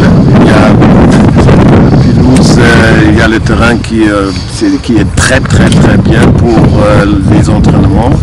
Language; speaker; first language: French; non-native, fluent; German